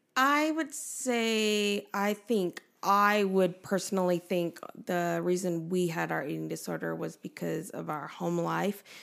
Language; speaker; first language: English; native; English